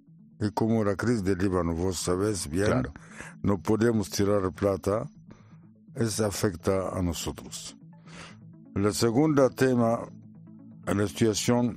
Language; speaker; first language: Spanish; non-native, learner; Arabic